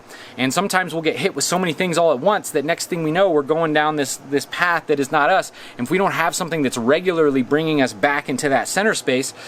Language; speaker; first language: English; native; English